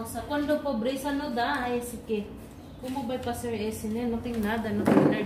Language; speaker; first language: Portuguese; non-native, fluent; Filipino